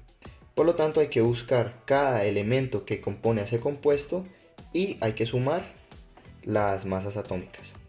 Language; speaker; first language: Spanish; native; Spanish